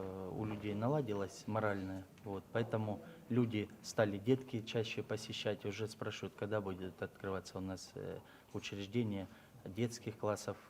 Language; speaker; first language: Russian; native; Russian